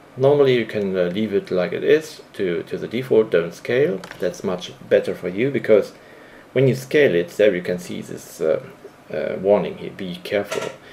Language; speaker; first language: English; non-native, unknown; German